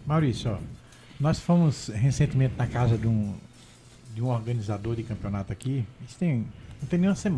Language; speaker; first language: Portuguese; native; Portuguese